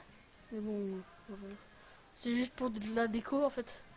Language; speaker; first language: French; native; French